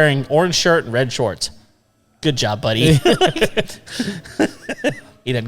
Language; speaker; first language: English; native; English